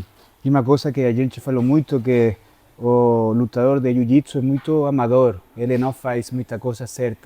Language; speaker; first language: Portuguese; non-native, fluent; Spanish